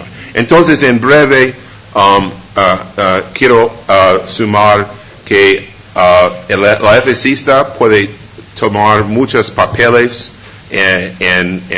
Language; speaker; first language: Spanish; non-native, fluent; English